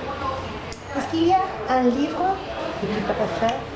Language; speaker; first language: French; non-native, learner; Spanish